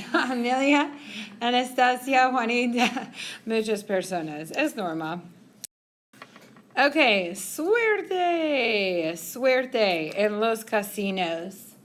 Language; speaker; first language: Spanish; non-native, fluent; English